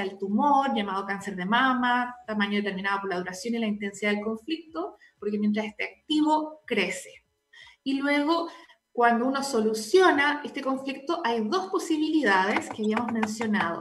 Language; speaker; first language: Spanish; native; Spanish